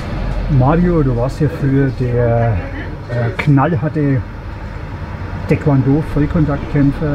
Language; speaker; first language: German; native; German